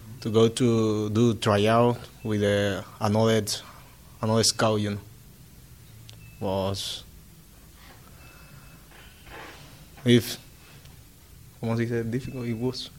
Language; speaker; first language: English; non-native, learner; Spanish